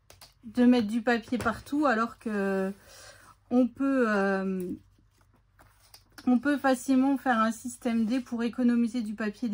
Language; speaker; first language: French; native; French